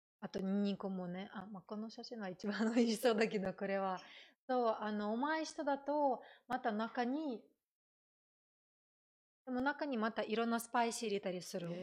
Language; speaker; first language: Japanese; non-native, fluent; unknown